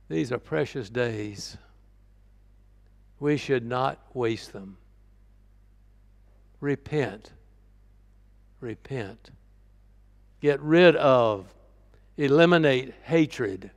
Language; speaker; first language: English; native; English